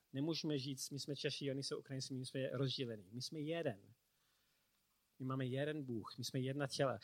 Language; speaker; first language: Czech; non-native, learner; English